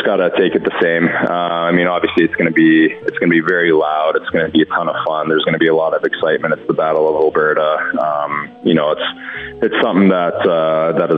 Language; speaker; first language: English; native; English